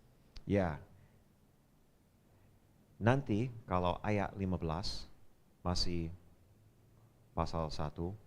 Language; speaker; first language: Indonesian; non-native, fluent; English